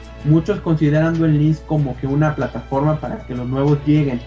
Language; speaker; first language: Spanish; native; Spanish